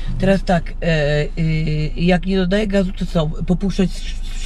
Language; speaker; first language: Polish; native; Polish